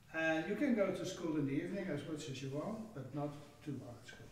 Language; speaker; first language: English; non-native, fluent; Dutch